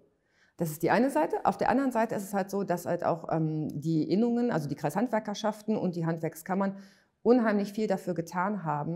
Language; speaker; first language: German; native; German